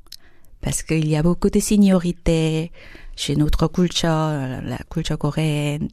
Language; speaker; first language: French; non-native, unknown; Korean